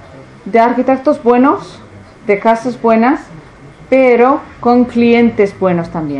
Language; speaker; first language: Spanish; non-native, fluent; Icelandic